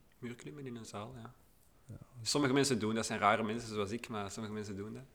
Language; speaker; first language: Dutch; native; Dutch